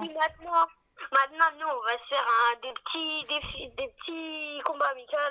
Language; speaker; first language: French; native; French